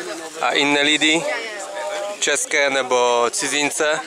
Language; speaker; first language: Czech; non-native, learner; Polish